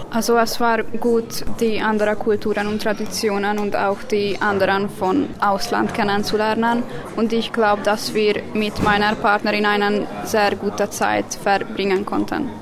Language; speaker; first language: German; non-native, learner; Hungarian